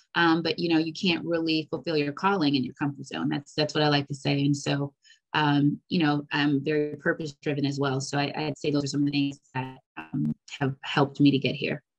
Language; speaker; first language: English; native; English